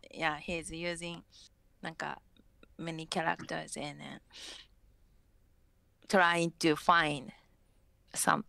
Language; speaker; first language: English; non-native, fluent; Japanese